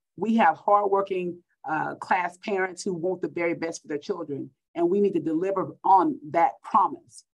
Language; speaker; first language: English; native; English